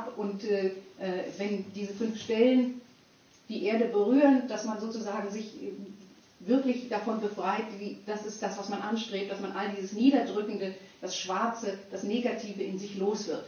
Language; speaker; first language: German; native; German